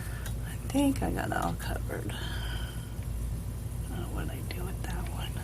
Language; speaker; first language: English; native; English